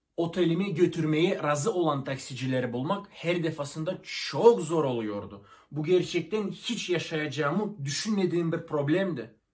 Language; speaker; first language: Turkish; non-native, fluent; Russian